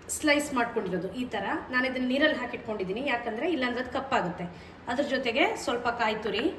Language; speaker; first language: Kannada; native; Kannada